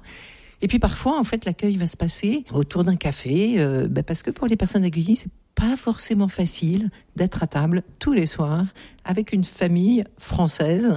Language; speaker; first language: French; native; French